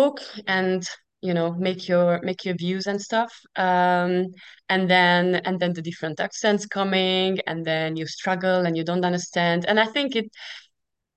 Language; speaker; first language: English; non-native, fluent; Hungarian